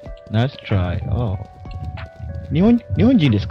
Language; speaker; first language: Japanese; non-native, learner; Malay